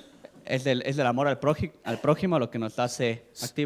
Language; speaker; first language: Spanish; native; Spanish